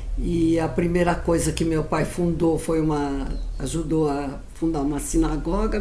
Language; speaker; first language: Portuguese; early bilingual, other home language; Yiddish